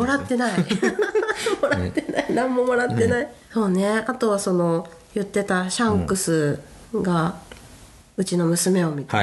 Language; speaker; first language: Japanese; native; Japanese